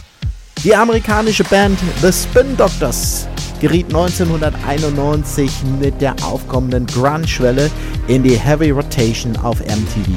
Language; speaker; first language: German; native; German